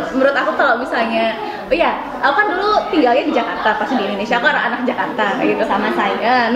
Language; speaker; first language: Indonesian; native; Indonesian